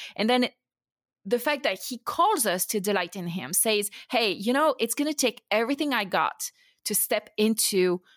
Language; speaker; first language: English; non-native, fluent; French